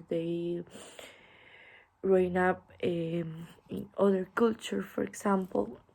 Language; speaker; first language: English; non-native, learner; Spanish